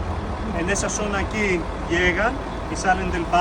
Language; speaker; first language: Spanish; non-native, fluent; Greek